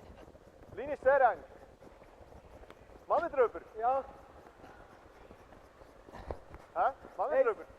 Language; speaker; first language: German; native; German